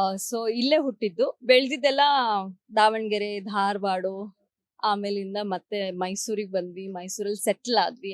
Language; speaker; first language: Kannada; non-native, local second language; Kodava